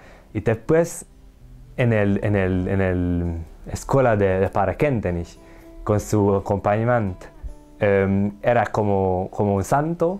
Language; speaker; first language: Spanish; non-native, learner; Hungarian